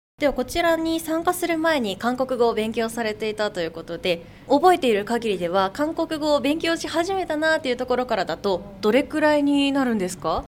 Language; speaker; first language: Japanese; native; Japanese